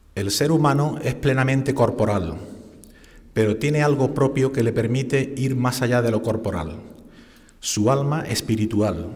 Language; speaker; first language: Spanish; native; Spanish